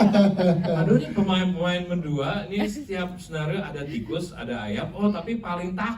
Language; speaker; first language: Indonesian; non-native, fluent; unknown